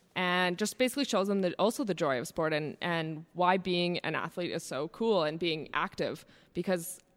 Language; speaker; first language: English; native; English